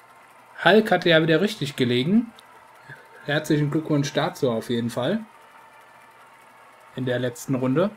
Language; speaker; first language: German; native; German